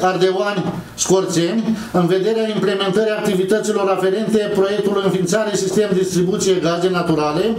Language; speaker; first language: Romanian; native; Romanian